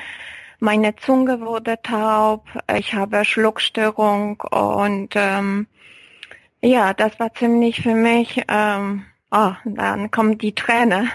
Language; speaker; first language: German; non-native, fluent; Polish